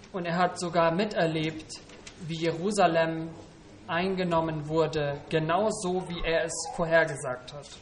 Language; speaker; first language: German; native; German